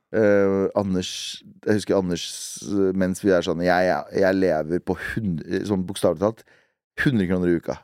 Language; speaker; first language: Norwegian; early bilingual, other home language; Central Kurdish